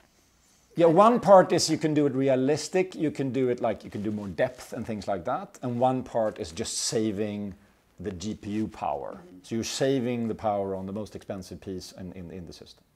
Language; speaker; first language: English; non-native, fluent; Swedish